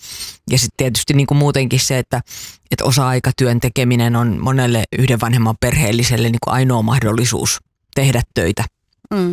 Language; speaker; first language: Finnish; native; Finnish